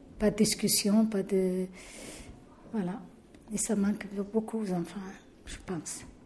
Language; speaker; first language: French; non-native, local second language; Arabic